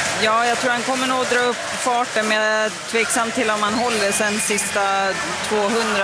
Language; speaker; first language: Swedish; native; Swedish